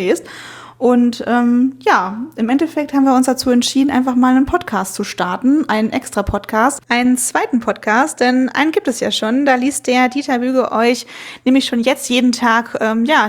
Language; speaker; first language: German; native; German